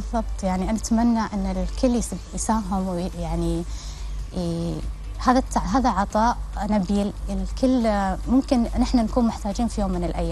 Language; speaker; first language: Arabic; native; Arabic